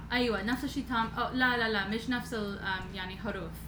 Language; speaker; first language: Arabic; non-native, learner; English